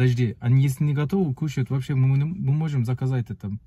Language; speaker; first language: Russian; non-native, learner; Turkish